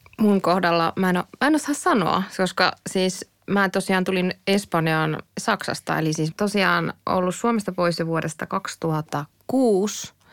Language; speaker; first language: Finnish; native; Finnish